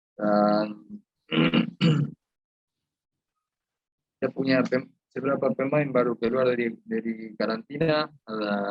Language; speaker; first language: Indonesian; non-native, fluent; Spanish